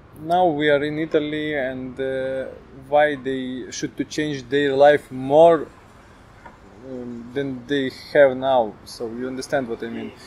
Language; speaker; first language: English; non-native, learner; Ukrainian